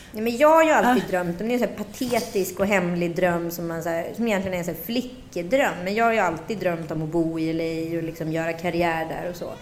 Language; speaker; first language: Swedish; native; Swedish